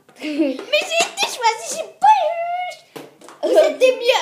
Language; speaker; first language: French; native; French